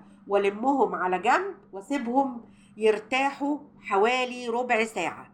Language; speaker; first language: Arabic; native; Arabic